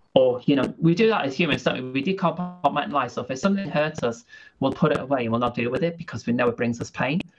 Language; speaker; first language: English; native; English